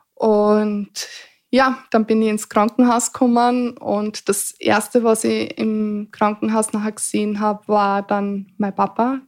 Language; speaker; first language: German; native; German